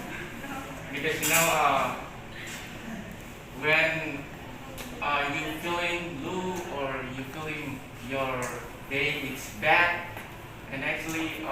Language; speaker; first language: English; non-native, learner; Indonesian